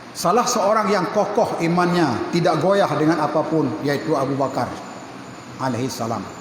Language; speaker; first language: Malay; non-native, local second language; Achinese